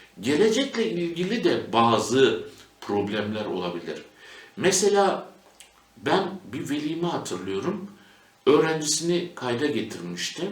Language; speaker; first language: Turkish; native; Turkish